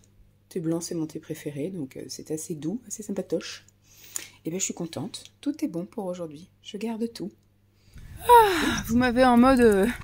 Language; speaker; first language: French; native; French